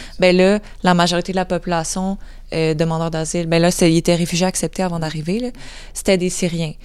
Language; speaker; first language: French; native; French